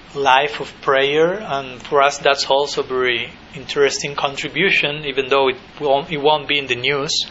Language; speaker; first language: English; non-native, fluent; Spanish